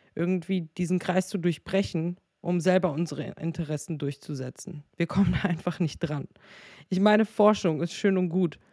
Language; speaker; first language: German; native; German